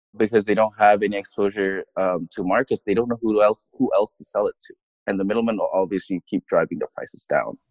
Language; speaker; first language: English; non-native, fluent; Indonesian